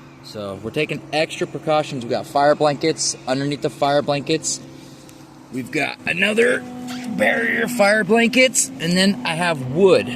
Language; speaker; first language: English; native; English